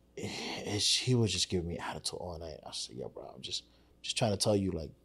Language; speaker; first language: English; native; English